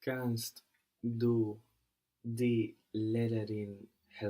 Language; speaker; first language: German; non-native, learner; English